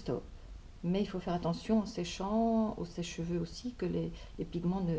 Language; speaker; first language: French; native; French